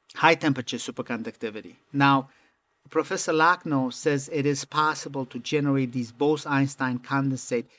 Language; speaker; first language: English; non-native, fluent; Romanian